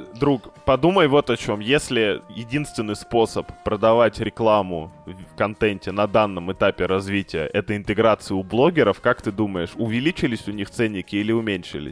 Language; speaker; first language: Russian; native; Russian